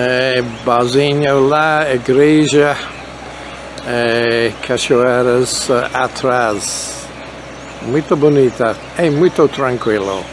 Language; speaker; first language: Portuguese; non-native, learner; English